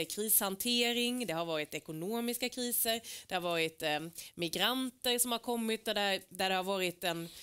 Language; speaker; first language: Swedish; native; Swedish